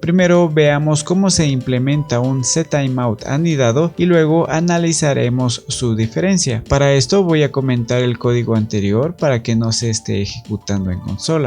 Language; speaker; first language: Spanish; native; Spanish